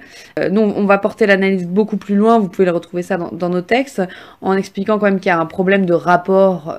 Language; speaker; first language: French; native; French